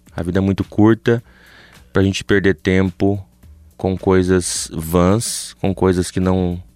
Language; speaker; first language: Portuguese; native; Portuguese